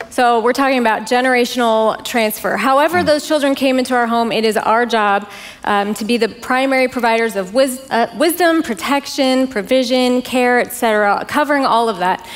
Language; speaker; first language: English; native; English